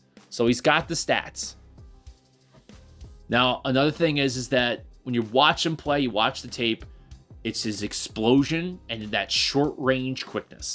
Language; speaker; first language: English; native; English